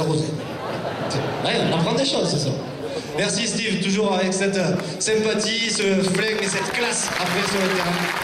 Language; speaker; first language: French; native; French